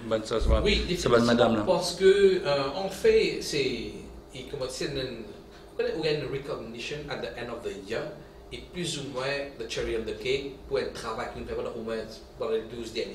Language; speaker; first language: French; non-native, local second language; Morisyen